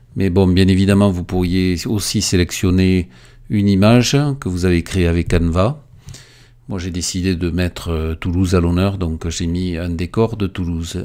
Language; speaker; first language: French; native; French